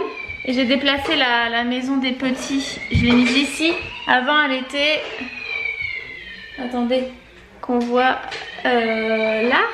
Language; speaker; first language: French; native; French